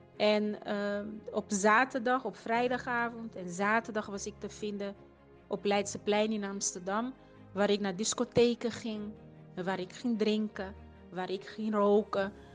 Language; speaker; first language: Dutch; non-native, fluent; Portuguese